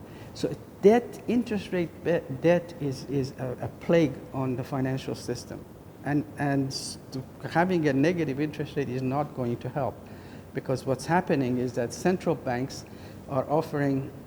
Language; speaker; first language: English; non-native, fluent; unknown